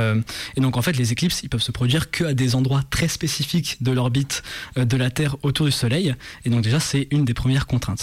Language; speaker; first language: French; native; French